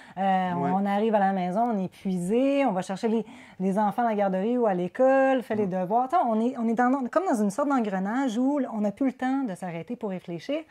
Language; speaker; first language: French; native; French